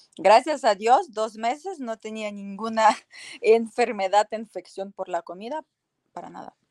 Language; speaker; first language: Spanish; non-native, fluent; Ukrainian